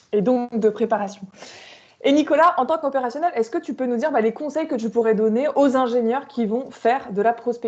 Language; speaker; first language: French; native; French